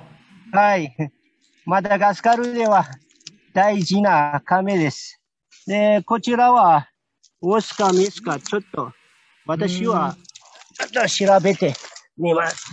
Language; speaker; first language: Japanese; non-native, fluent; Malagasy